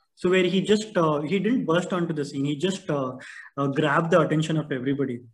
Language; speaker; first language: English; non-native, local second language; Tamil